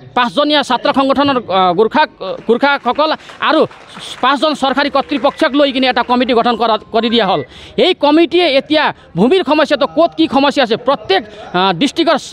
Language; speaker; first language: Assamese; non-native, local second language; Nepali